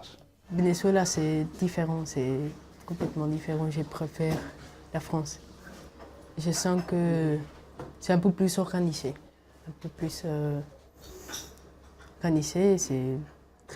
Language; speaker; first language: French; non-native, learner; Spanish